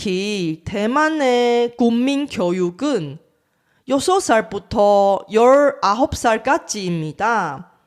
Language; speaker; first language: Korean; non-native, fluent; Chinese